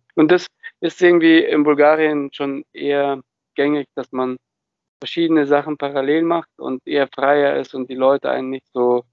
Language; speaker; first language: German; early bilingual, other home language; Bulgarian